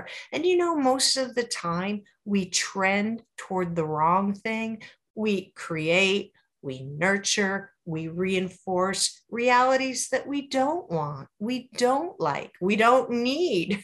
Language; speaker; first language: English; native; English